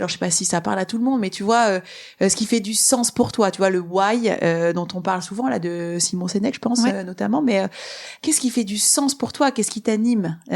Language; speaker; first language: French; native; French